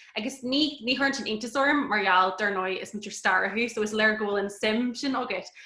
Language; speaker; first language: Irish; native; Irish